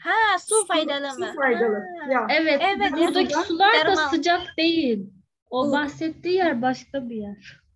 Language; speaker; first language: Turkish; non-native, fluent; Indonesian